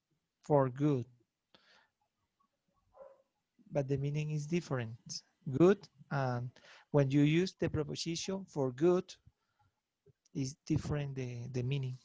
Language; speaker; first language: English; non-native, learner; Spanish